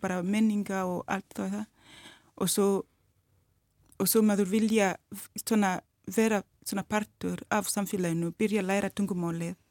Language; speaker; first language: Icelandic; non-native, learner; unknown